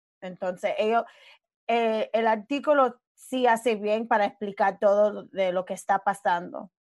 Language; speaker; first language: Spanish; early bilingual, other home language; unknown